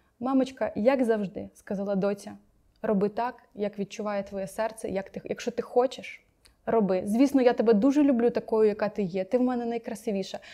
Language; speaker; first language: Ukrainian; native; Ukrainian